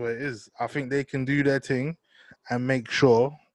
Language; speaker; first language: English; native; English